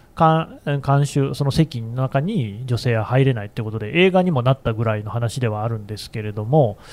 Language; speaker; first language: Japanese; native; Japanese